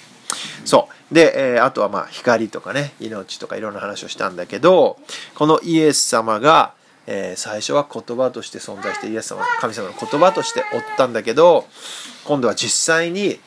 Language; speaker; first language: Japanese; native; Japanese